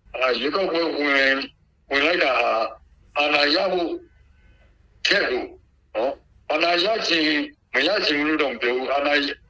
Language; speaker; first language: Burmese; non-native, local second language; Karen languages